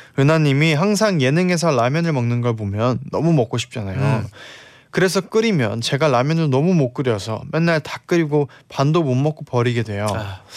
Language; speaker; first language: Korean; native; Korean